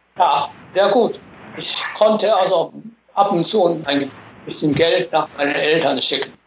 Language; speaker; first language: German; non-native, fluent; Chinese